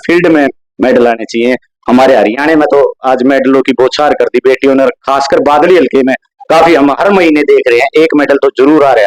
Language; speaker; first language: Hindi; native; Hindi